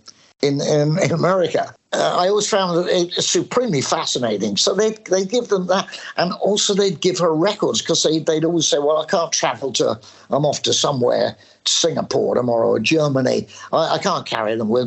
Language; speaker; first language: English; native; English